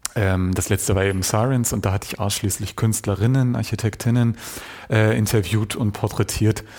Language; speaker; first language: German; native; German